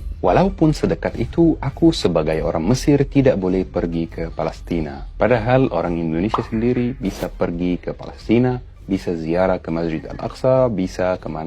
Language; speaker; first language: Indonesian; non-native, fluent; Arabic